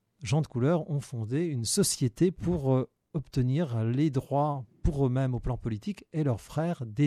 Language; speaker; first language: French; native; French